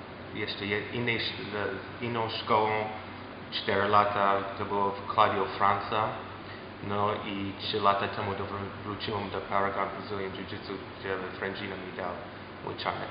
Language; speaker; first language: Polish; early bilingual, heritage; Polish